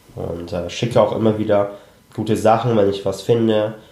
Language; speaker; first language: German; early bilingual, other home language; Cantonese